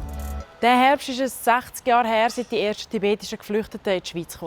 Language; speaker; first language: German; native; German